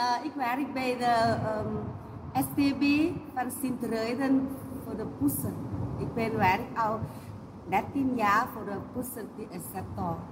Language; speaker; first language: Dutch; non-native, learner; Chinese